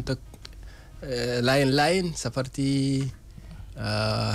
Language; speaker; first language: Indonesian; non-native, learner; Hausa